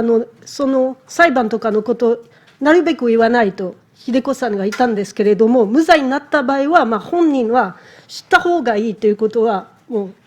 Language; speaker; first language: Japanese; non-native, fluent; French